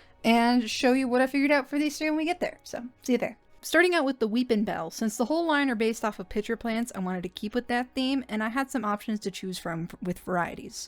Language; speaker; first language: English; native; English